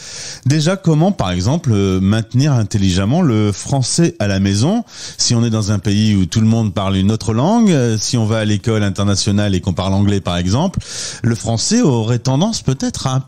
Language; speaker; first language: French; native; French